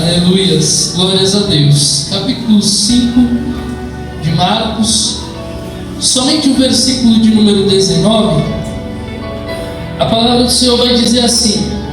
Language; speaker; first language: Portuguese; native; Portuguese